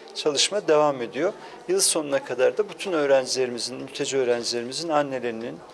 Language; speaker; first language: Turkish; native; Turkish